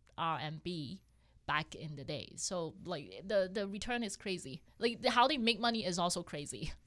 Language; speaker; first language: English; non-native, local second language; Cantonese